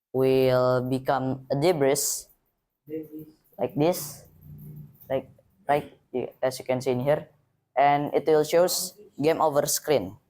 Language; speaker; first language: English; non-native, learner; Indonesian